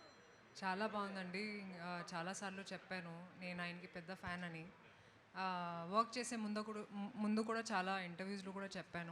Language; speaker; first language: Telugu; non-native, fluent; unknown